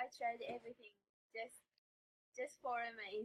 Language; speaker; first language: English; non-native, learner; Japanese